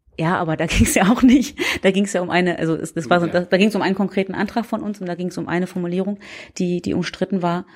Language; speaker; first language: German; native; German